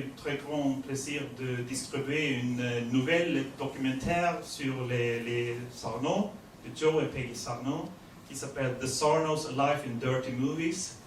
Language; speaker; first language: French; non-native, fluent; Swedish